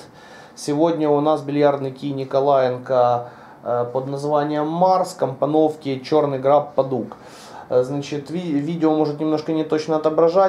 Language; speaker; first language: Russian; native; Russian